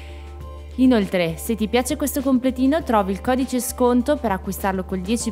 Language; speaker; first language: Italian; native; Italian